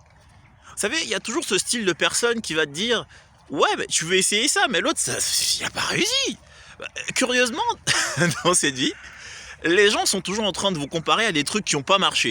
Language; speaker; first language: French; native; French